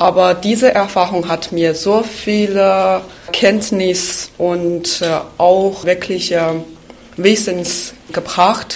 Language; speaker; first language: German; non-native, fluent; Chinese